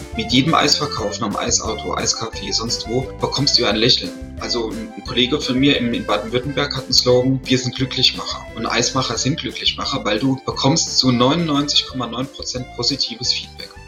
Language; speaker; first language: German; native; German